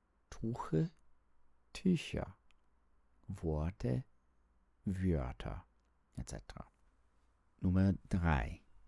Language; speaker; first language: German; non-native, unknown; English